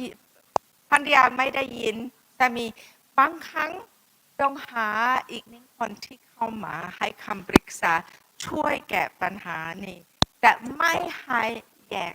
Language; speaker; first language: Thai; non-native, fluent; English